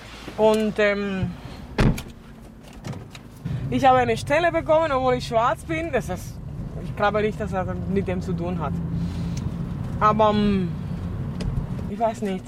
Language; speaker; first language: German; non-native, fluent; Spanish